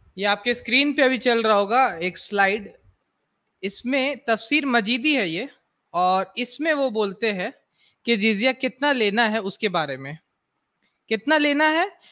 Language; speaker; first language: Hindi; native; Hindi